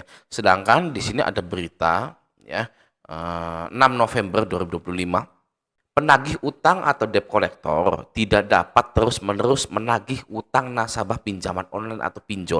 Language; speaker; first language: Indonesian; native; Indonesian